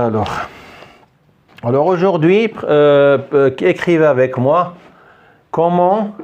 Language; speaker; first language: French; non-native, local second language; Arabic